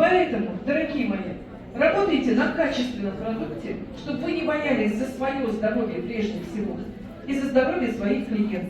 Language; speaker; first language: Russian; native; Russian